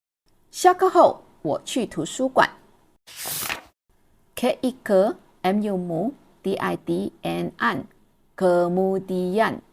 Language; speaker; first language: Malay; non-native, local second language; Chinese